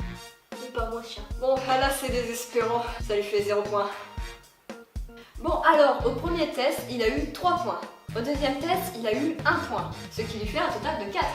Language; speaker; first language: French; native; French